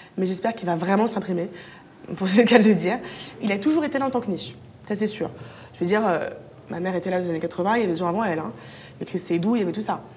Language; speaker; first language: French; native; French